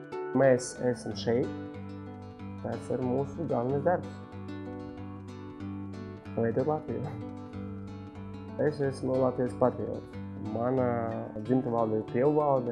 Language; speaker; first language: Latvian; non-native, local second language; Russian